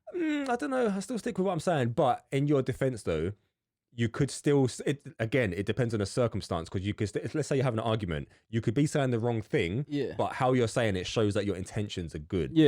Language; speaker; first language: English; native; English